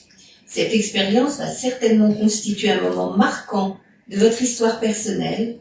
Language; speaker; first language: French; native; French